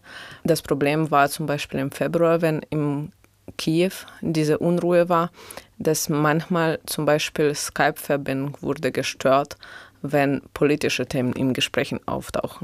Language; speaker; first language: German; non-native, fluent; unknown